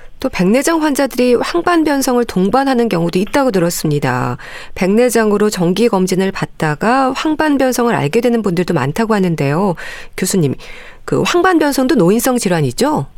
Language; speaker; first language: Korean; native; Korean